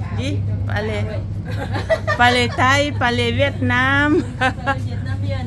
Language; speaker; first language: French; non-native, learner; Thai